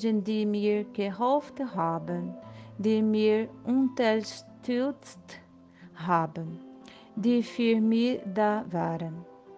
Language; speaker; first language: German; non-native, learner; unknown